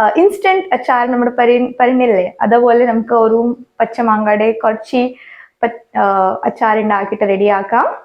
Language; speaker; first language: Malayalam; non-native, learner; Hindi